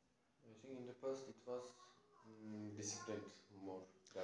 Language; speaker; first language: English; non-native, learner; Turkish